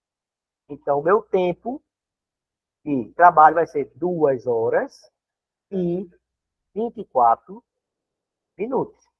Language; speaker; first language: Portuguese; native; Portuguese